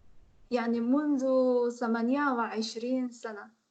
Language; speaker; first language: Arabic; non-native, learner; Korean